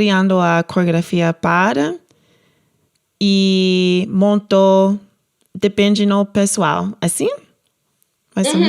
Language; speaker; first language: Portuguese; non-native, learner; English